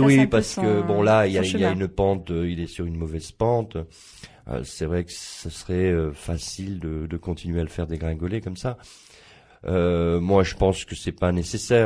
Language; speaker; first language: French; native; French